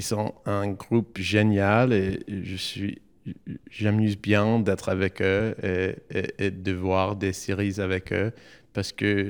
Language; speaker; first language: French; non-native, learner; English